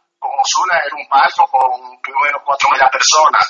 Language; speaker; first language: Italian; early bilingual, other home language; Spanish